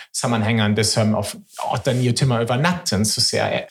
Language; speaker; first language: Swedish; non-native, fluent; German